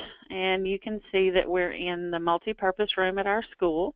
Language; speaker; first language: English; native; English